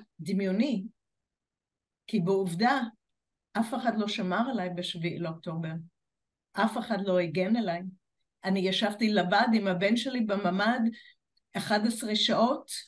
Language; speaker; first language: Hebrew; non-native, fluent; English